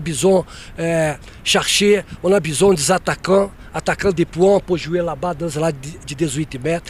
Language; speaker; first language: French; non-native, fluent; Portuguese